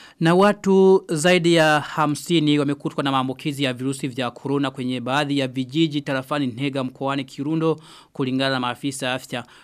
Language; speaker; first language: Swahili; non-native, local second language; Rundi